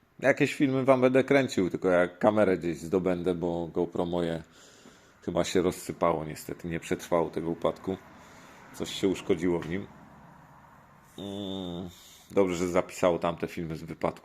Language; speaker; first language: Polish; native; Polish